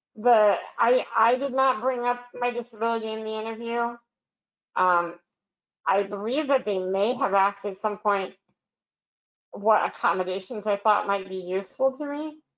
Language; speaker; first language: English; native; English